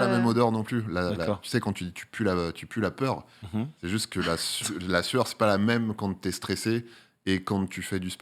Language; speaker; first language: French; native; French